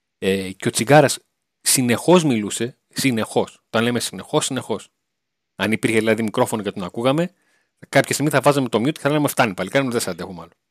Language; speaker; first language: Greek; native; Greek